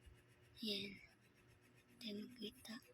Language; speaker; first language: Filipino; non-native, local second language; Cebuano